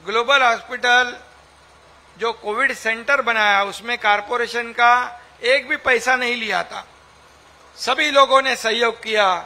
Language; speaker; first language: Hindi; non-native, local second language; Marathi